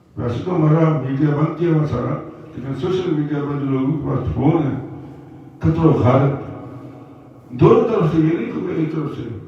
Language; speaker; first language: Urdu; non-native, local second language; Punjabi